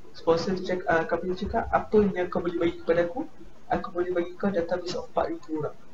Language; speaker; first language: Malay; native; Malay